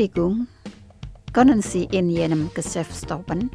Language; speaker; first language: German; non-native, fluent; Indonesian